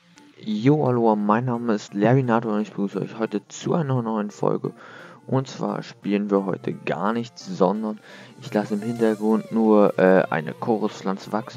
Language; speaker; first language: German; native; German